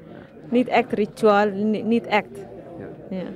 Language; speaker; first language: Dutch; non-native, learner; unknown